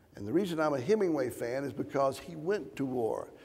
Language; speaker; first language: English; native; English